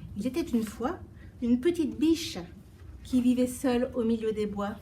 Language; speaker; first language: French; native; French